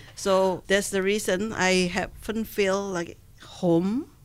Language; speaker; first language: English; non-native, learner; Indonesian